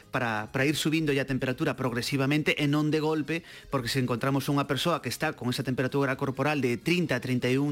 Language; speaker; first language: Galician; native; Galician